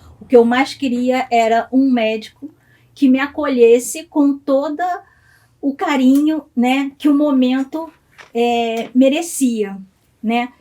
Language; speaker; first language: Portuguese; native; Portuguese